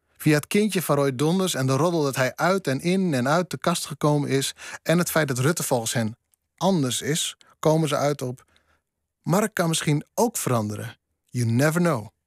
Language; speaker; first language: Dutch; non-native, local second language; Western Frisian